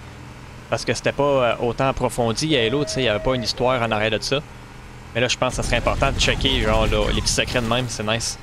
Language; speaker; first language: French; native; French